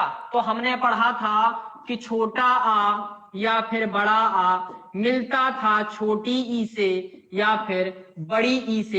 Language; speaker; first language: Hindi; native; Hindi